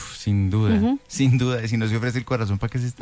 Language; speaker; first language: Spanish; native; Spanish